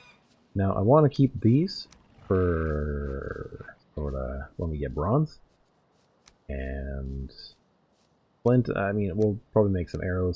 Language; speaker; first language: English; native; English